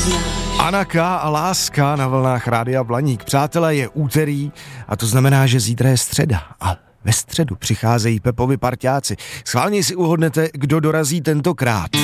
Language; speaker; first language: Czech; native; Czech